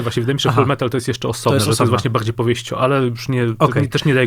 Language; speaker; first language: Polish; native; Polish